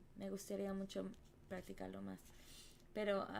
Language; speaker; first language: Spanish; non-native, learner; English